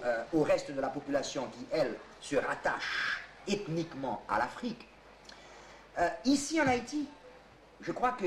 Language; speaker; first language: French; native; French